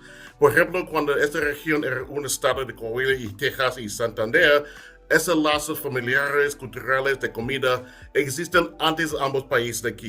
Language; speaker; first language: Spanish; non-native, fluent; English